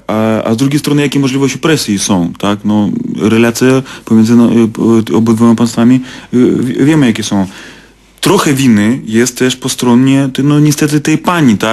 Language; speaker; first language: Polish; non-native, fluent; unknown